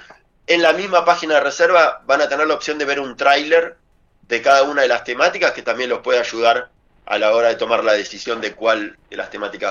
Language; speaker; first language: Spanish; native; Spanish